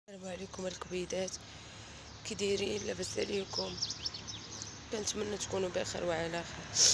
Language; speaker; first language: Arabic; native; Arabic